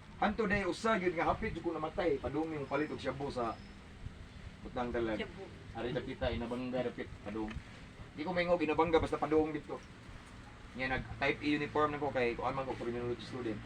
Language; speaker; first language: Cebuano; native; Cebuano